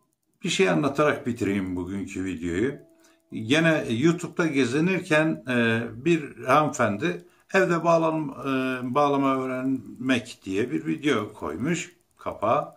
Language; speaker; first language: Turkish; native; Turkish